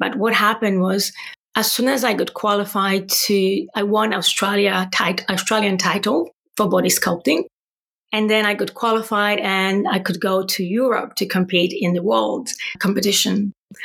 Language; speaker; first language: English; non-native, fluent; Polish